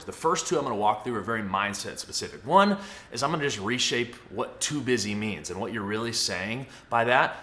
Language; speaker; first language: English; native; English